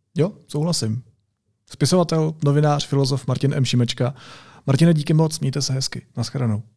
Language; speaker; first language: Czech; native; Czech